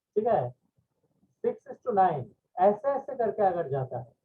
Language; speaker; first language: Hindi; non-native, local second language; Bangla